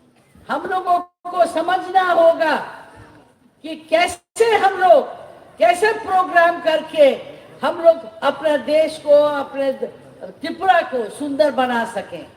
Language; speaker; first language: Hindi; non-native, local second language; Bangla